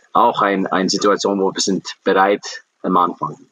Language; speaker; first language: German; non-native, fluent; English